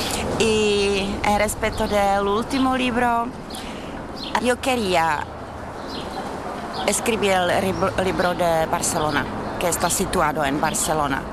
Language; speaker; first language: Spanish; non-native, learner; Czech